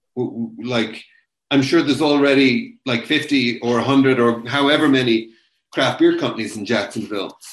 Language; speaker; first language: English; native; English